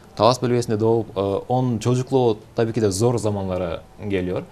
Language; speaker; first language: Turkish; non-native, fluent; Kyrgyz